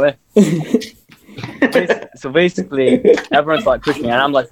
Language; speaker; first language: English; native; English